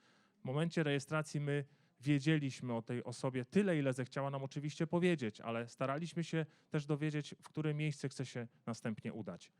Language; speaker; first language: Polish; native; Polish